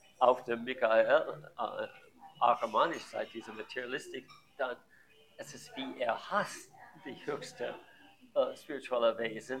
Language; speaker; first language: German; non-native, learner; English